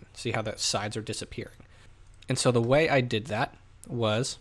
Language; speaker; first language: English; native; English